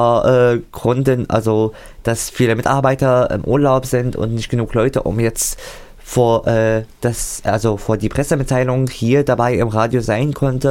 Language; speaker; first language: German; non-native, fluent; Arabic